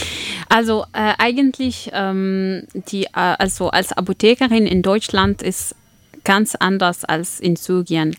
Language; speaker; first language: German; non-native, fluent; Arabic